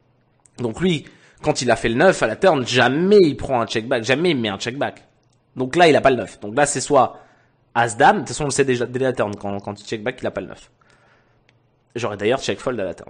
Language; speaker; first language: French; native; French